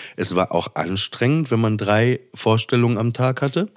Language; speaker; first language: German; native; German